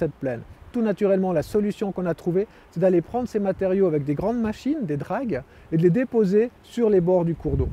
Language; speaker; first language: French; native; French